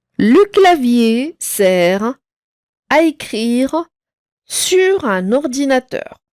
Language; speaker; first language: French; non-native, local second language; Arabic